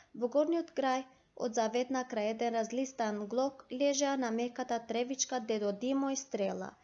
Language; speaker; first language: Macedonian; non-native, local second language; Albanian